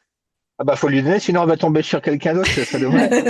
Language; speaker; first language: French; native; French